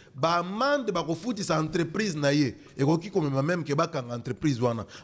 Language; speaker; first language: French; non-native, local second language; Lingala